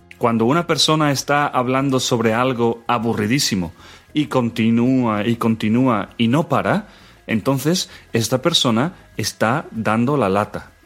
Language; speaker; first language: Spanish; native; Spanish